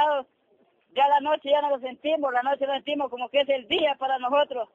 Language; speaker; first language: Spanish; native; Spanish